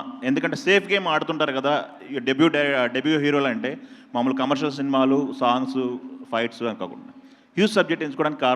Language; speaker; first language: Telugu; native; Telugu